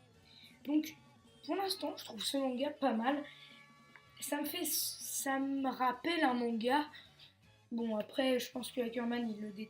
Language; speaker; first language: French; native; French